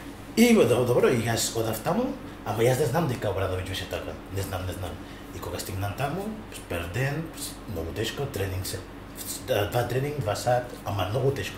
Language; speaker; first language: Macedonian; non-native, learner; Spanish